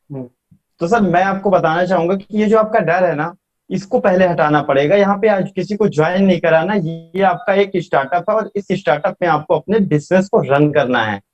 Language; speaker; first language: Hindi; native; Hindi